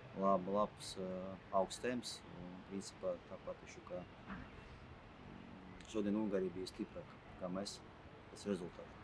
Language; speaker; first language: Latvian; non-native, local second language; Russian